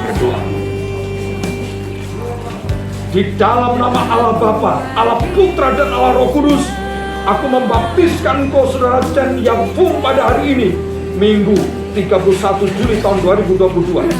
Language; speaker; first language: Indonesian; native; Indonesian